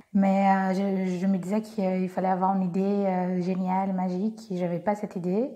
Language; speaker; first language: French; non-native, fluent; Portuguese